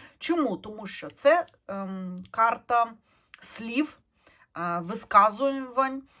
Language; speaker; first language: Ukrainian; non-native, local second language; Russian